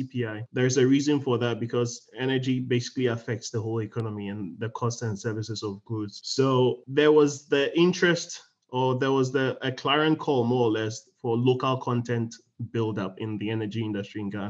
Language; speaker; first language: English; non-native, local second language; Akan